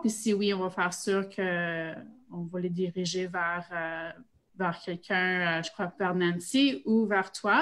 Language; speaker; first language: French; native; French